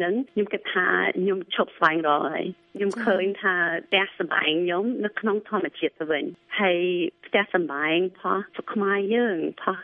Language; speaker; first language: Khmer; early bilingual, heritage; Khmer